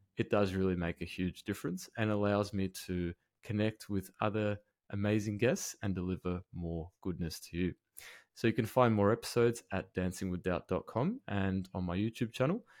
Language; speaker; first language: English; native; English